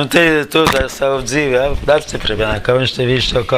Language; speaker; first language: Latvian; non-native, learner; Russian